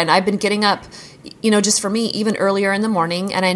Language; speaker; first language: English; native; English